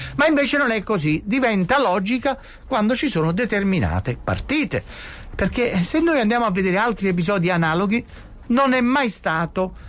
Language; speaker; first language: Italian; native; Italian